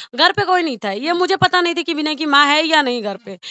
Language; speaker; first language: Hindi; native; Hindi